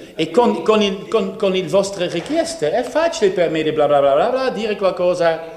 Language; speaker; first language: Italian; non-native, learner; Dutch